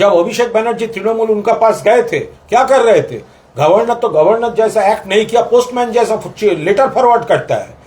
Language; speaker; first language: Hindi; non-native, local second language; Bangla